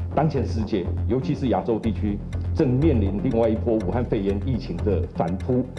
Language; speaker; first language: Chinese; native; Chinese